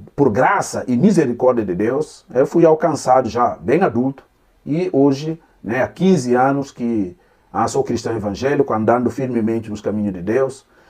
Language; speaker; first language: Portuguese; non-native, local second language; Upper Guinea Crioulo